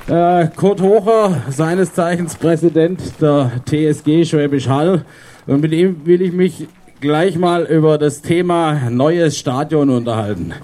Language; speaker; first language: German; native; German